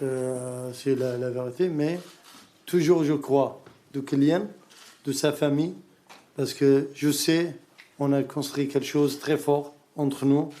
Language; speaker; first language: French; non-native, learner; Arabic